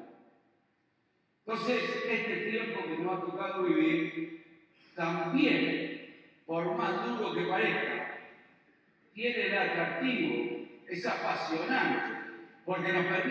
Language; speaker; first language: Spanish; native; Spanish